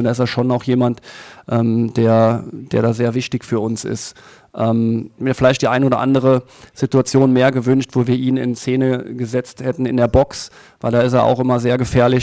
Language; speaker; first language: German; native; German